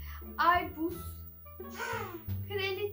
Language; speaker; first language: Turkish; native; Turkish